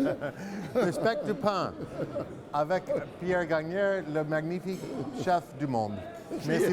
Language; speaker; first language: French; non-native, learner; English